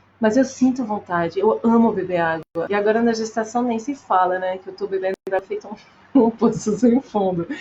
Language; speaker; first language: Portuguese; non-native, fluent; French